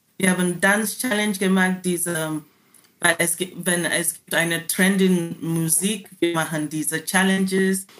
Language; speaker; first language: German; non-native, learner; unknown